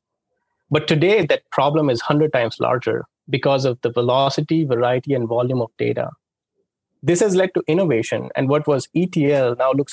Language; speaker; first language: English; non-native, local second language; Hindi